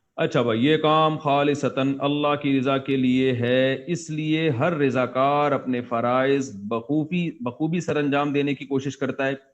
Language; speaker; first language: Urdu; native; Urdu